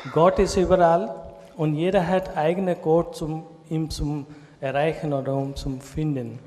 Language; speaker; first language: German; non-native, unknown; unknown